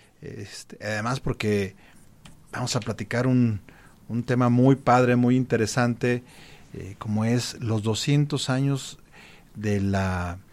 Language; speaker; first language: Spanish; native; Spanish